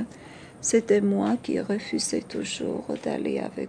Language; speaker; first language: French; non-native, fluent; Georgian